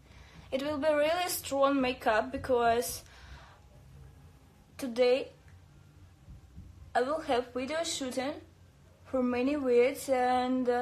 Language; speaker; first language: English; non-native, learner; Russian